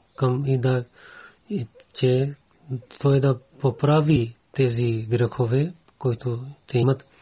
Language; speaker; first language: Bulgarian; non-native, learner; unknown